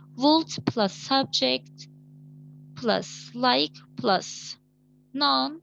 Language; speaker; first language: English; non-native, fluent; Turkish